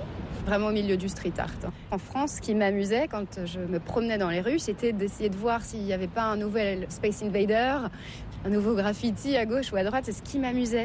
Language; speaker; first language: French; native; French